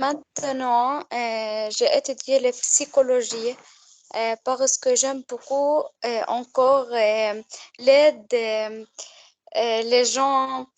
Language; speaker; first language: French; non-native, learner; Arabic